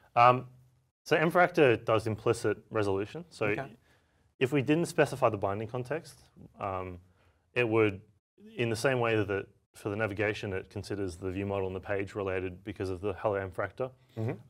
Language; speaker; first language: English; native; English